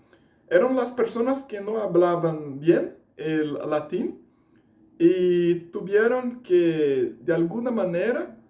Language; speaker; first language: Spanish; non-native, fluent; Portuguese